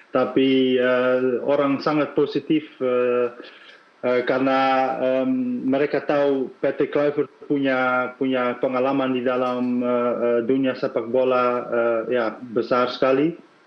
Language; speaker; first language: Indonesian; non-native, fluent; Dutch